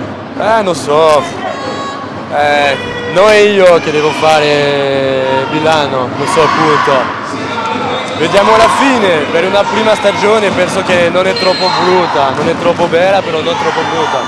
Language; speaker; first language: Italian; non-native, fluent; French